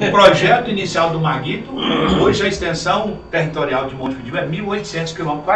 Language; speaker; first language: Portuguese; native; Portuguese